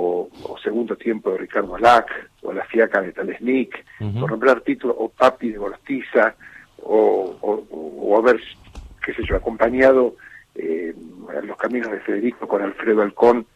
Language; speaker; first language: Spanish; native; Spanish